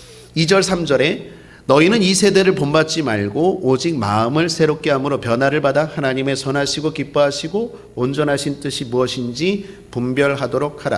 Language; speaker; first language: Korean; native; Korean